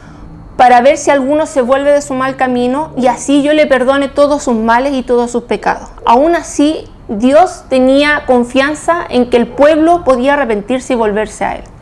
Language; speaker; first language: Spanish; native; Spanish